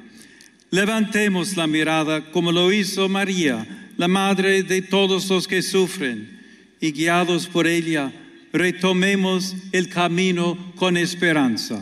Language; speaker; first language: Spanish; non-native, fluent; English